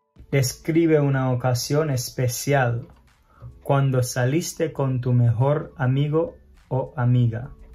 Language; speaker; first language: Spanish; non-native, fluent; English